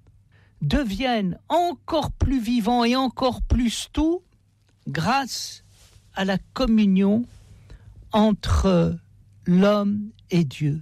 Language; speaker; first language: French; native; French